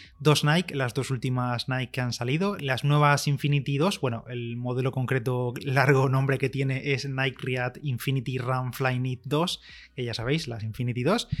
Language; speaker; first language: Spanish; native; Spanish